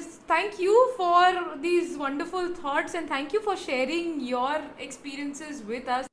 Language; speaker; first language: English; non-native, local second language; Hindi